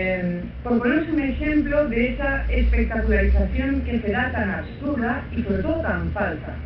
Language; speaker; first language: Spanish; native; Spanish